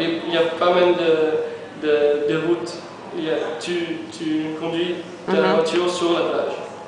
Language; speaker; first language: French; non-native, fluent; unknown